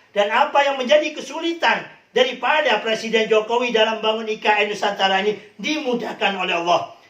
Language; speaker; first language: Indonesian; native; Indonesian